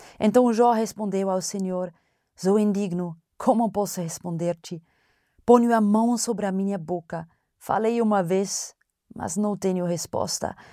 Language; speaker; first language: Portuguese; non-native, fluent; German